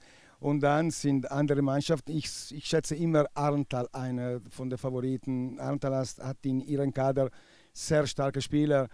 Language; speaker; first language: German; non-native, local second language; Italian